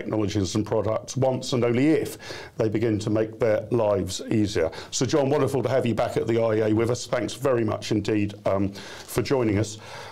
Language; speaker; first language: English; native; English